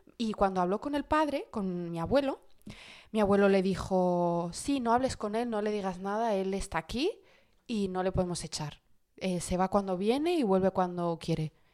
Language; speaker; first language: Spanish; early bilingual, other home language; Arabic